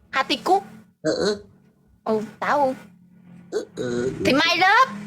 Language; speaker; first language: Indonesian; non-native, learner; Vietnamese